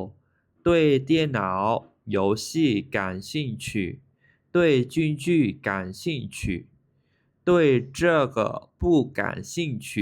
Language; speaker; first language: Chinese; non-native, fluent; Khmer